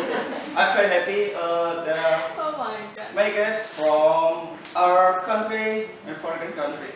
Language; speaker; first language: English; non-native, learner; Indonesian